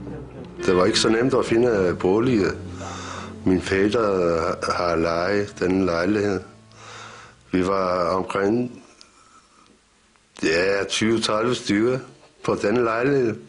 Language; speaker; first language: Danish; non-native, fluent; Turkish